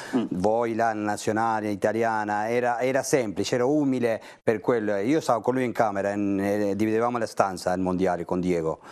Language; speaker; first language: Italian; non-native, fluent; Spanish